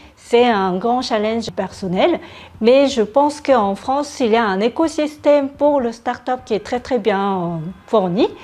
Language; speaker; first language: French; non-native, fluent; Korean